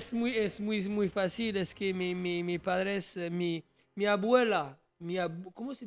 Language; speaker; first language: Spanish; non-native, learner; French